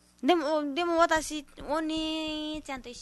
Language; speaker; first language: Japanese; non-native, learner; Nepali